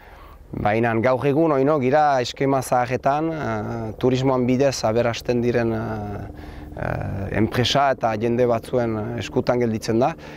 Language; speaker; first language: Basque; native; Basque